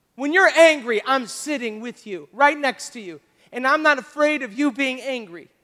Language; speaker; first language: English; native; English